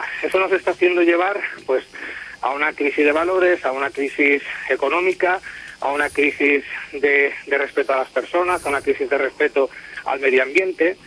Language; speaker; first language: Spanish; native; Spanish